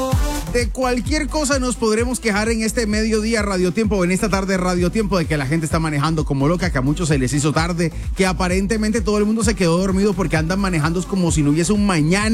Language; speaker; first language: Spanish; native; Spanish